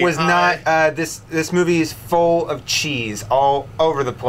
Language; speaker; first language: English; native; English